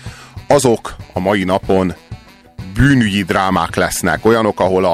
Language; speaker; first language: Hungarian; native; Hungarian